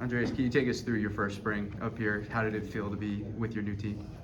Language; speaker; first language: English; native; English